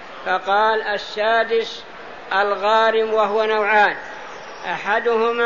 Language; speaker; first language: Arabic; native; Arabic